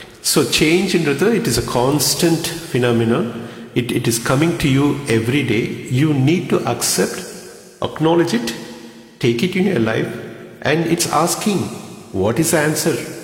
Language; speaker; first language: English; non-native, local second language; Tamil